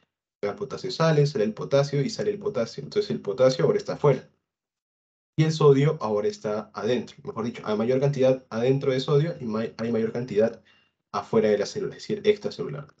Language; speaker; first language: Spanish; native; Spanish